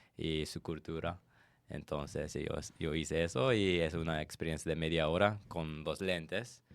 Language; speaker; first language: Spanish; non-native, learner; English